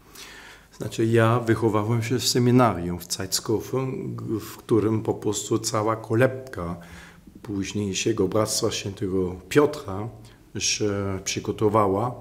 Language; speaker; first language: Polish; non-native, fluent; German